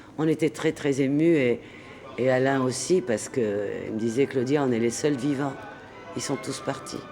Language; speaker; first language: French; native; French